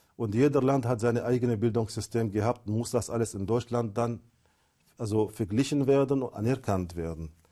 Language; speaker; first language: German; non-native, fluent; Arabic